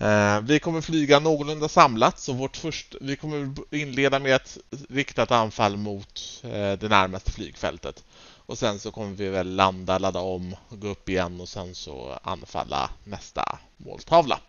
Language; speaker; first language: Swedish; native; Swedish